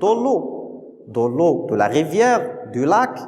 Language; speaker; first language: French; non-native, local second language; Arabic